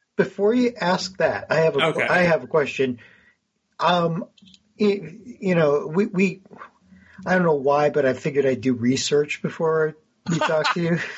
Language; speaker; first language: English; native; English